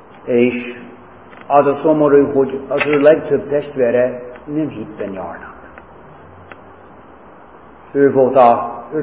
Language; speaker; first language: Hungarian; non-native, fluent; English